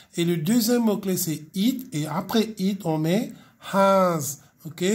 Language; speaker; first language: French; non-native, local second language; Morisyen